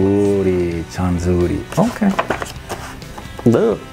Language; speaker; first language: Korean; non-native, learner; English